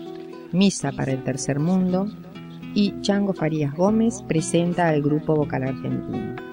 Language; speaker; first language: Spanish; native; Spanish